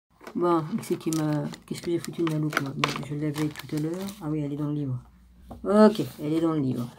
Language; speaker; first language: French; native; French